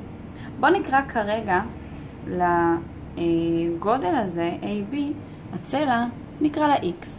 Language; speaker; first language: Hebrew; native; Hebrew